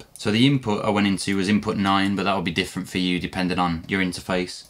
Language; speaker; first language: English; native; English